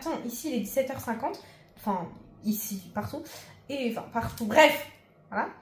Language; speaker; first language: French; native; French